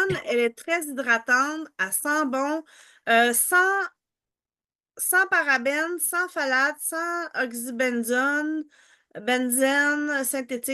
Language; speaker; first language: French; native; French